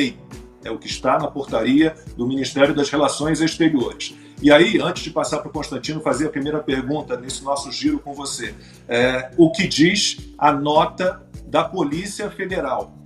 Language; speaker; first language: Portuguese; native; Portuguese